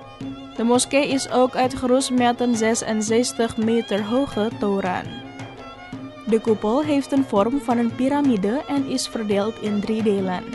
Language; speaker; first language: Dutch; non-native, fluent; Indonesian